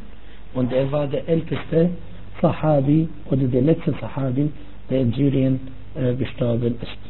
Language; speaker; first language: German; non-native, fluent; Arabic